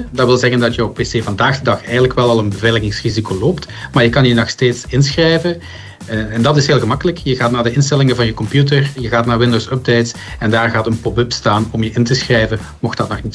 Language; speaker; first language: Dutch; native; Dutch